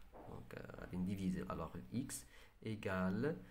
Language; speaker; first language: French; non-native, local second language; Arabic